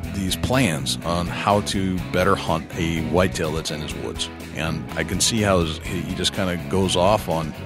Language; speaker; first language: English; native; English